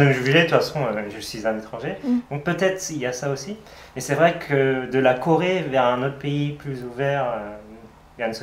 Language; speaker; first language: French; native; French